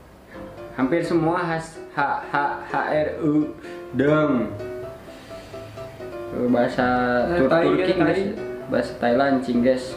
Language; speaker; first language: Indonesian; non-native, local second language; Sundanese